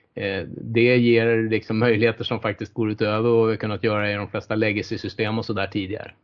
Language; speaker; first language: Swedish; native; Swedish